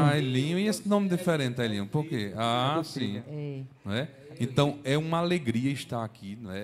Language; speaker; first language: Portuguese; native; Portuguese